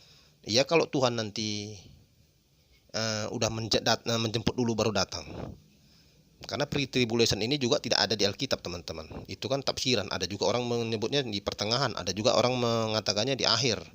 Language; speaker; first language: Indonesian; native; Indonesian